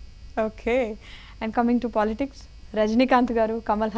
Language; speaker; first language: Telugu; native; Telugu